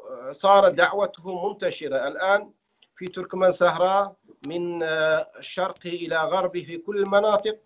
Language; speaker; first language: Arabic; non-native, fluent; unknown